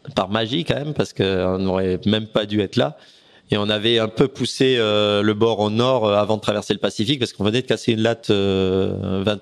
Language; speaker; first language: French; native; French